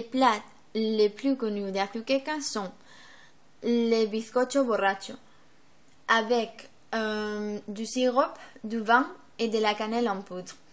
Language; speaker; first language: French; non-native, learner; Spanish